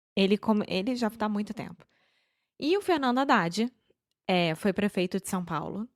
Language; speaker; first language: Portuguese; native; Portuguese